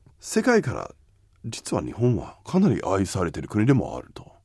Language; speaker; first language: Japanese; non-native, fluent; English